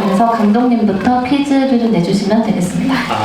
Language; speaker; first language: Korean; native; Korean